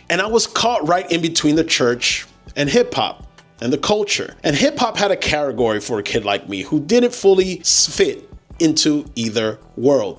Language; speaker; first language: English; native; English